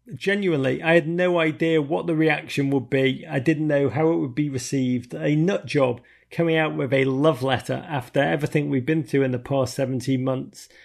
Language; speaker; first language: English; native; English